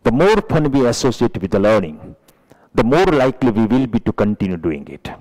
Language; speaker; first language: English; non-native, local second language; Gujarati